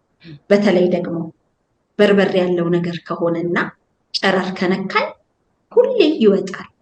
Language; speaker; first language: Amharic; native; Amharic